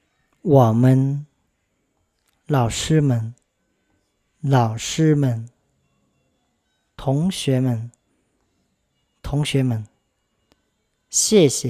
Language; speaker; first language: Chinese; non-native, fluent; Lao